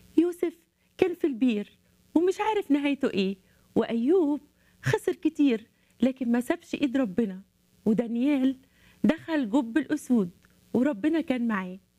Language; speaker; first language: Arabic; native; Arabic